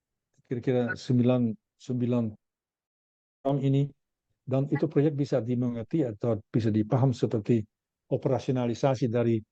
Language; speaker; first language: Indonesian; non-native, learner; Dutch